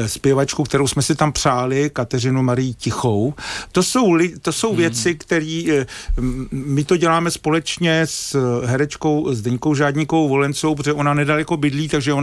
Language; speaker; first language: Czech; native; Czech